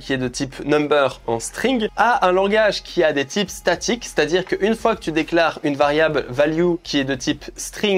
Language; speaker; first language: French; native; French